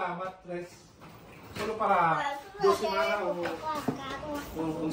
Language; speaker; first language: Spanish; non-native, learner; Filipino